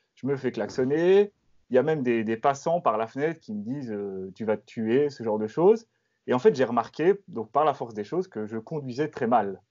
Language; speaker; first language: French; native; French